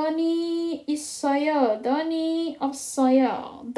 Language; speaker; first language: Korean; non-native, fluent; Indonesian